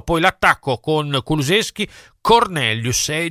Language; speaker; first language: Italian; native; Italian